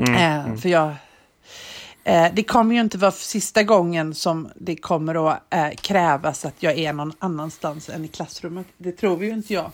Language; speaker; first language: Swedish; native; Swedish